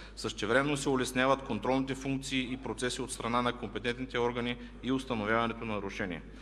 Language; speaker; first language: Bulgarian; non-native, local second language; Turkish